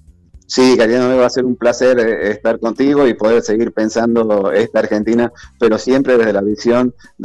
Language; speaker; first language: Spanish; native; Spanish